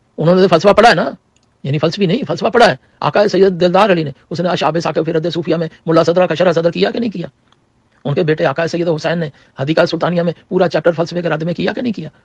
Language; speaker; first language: Urdu; non-native, local second language; Punjabi